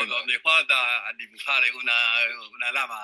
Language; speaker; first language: Spanish; non-native, learner; Chinese